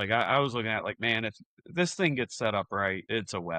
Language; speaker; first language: English; native; English